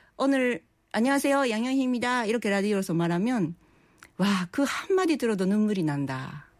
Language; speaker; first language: Korean; early bilingual, heritage; Japanese